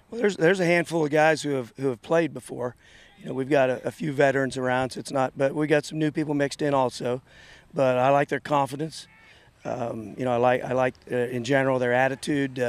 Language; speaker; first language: English; native; English